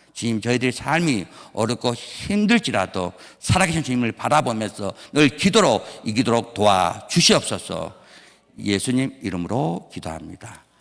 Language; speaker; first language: Korean; native; Korean